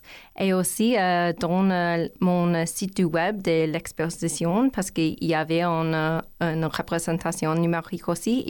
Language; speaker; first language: French; non-native, learner; English